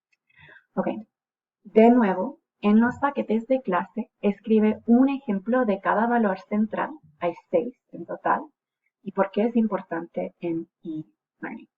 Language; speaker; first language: Spanish; non-native, fluent; English